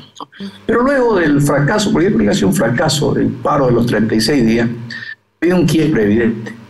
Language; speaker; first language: Spanish; native; Spanish